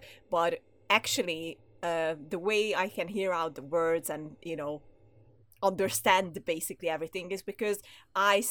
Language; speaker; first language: English; non-native, fluent; Hungarian